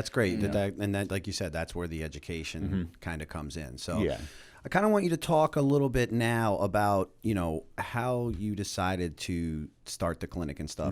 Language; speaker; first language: English; native; English